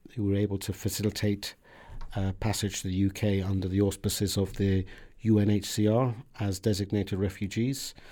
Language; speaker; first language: English; early bilingual, other home language; Persian